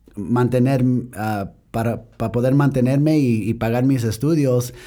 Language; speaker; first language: Spanish; early bilingual, other home language; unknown